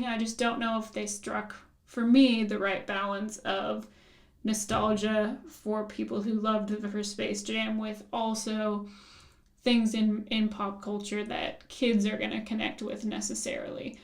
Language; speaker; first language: English; native; English